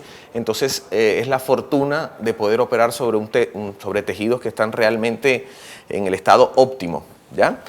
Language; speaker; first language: Spanish; native; Spanish